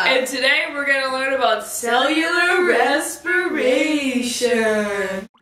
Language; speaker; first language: English; native; English